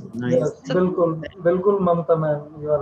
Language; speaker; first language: Hindi; native; Hindi